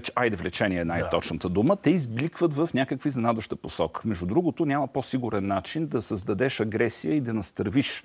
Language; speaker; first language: Bulgarian; native; Bulgarian